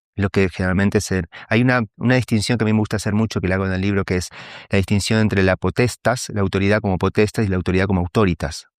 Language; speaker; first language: Spanish; native; Spanish